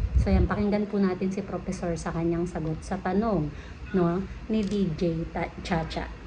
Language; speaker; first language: Filipino; native; Filipino